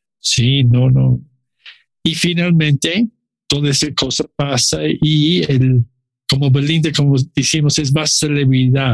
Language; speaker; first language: Spanish; non-native, learner; English